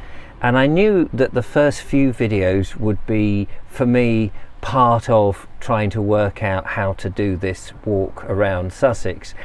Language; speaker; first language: English; native; English